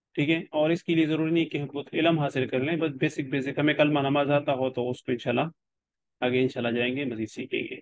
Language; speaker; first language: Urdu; non-native, local second language; Pashto